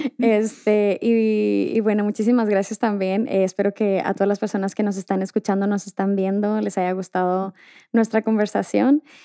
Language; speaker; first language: Spanish; native; Spanish